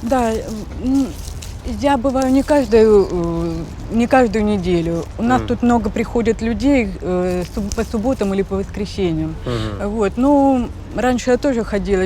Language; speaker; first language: Russian; native; Russian